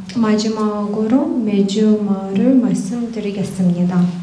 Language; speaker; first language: Korean; non-native, learner; Russian